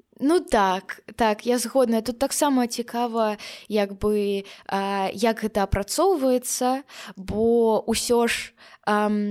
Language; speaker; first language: Belarusian; non-native, local second language; Russian